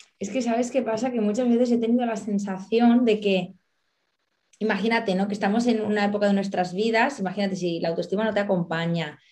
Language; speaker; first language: Spanish; native; Spanish